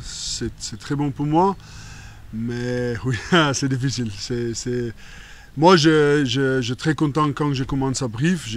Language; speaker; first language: French; non-native, learner; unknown